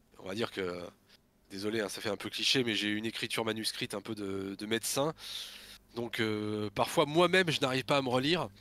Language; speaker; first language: French; native; French